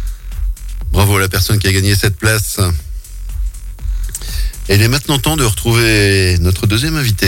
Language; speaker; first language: French; native; French